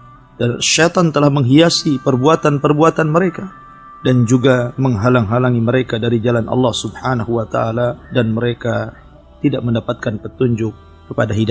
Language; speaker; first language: Indonesian; native; Indonesian